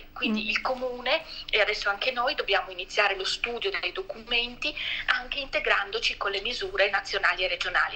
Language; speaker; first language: Italian; native; Italian